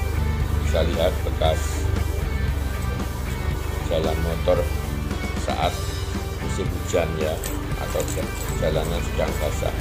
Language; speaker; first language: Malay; non-native, local second language; Javanese